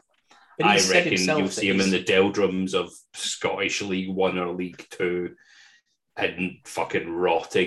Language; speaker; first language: English; native; English